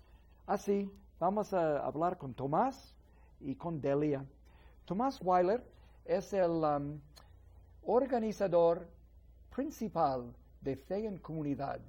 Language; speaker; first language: Spanish; non-native, fluent; English